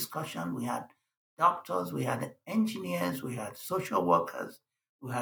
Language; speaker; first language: English; non-native, local second language; Igbo